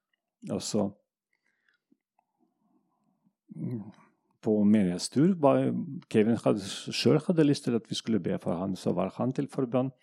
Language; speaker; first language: Norwegian; non-native, fluent; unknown